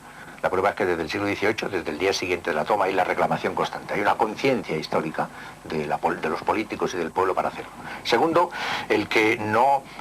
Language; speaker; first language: Spanish; native; Spanish